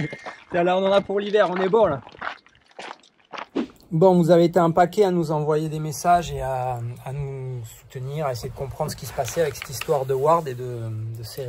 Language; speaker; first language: French; native; French